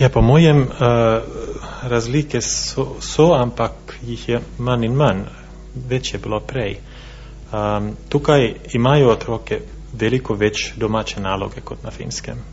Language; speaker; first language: Slovenian; non-native, fluent; Finnish